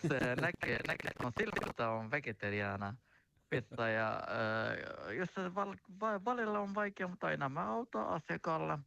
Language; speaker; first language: Finnish; non-native, learner; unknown